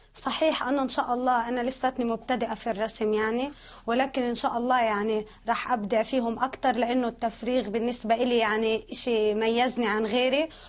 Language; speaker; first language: Arabic; native; Arabic